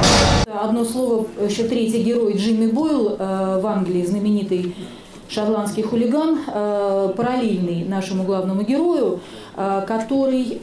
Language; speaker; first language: Russian; native; Russian